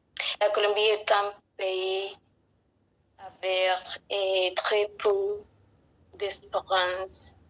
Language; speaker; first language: French; non-native, learner; Spanish